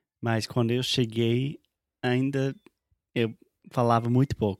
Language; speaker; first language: Portuguese; non-native, fluent; English